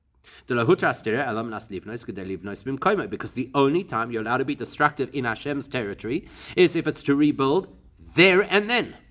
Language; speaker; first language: English; native; English